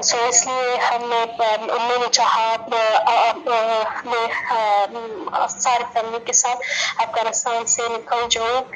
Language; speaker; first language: Hindi; non-native, learner; Persian